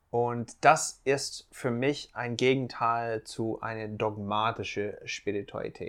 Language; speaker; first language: German; non-native, fluent; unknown